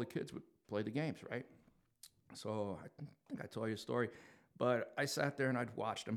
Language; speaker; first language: English; native; English